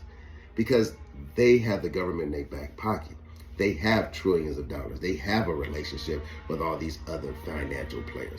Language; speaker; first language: English; native; English